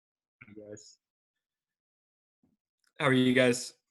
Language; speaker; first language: English; native; English